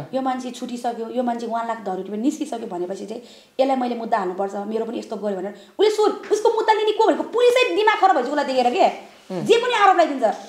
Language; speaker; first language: Nepali; non-native, local second language; Eastern Tamang